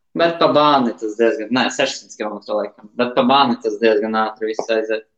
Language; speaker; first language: Latvian; native; Latvian